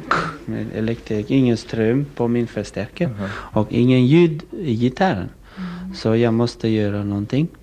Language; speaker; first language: Swedish; non-native, learner; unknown